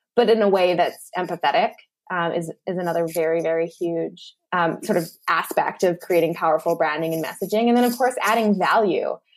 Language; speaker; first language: English; native; English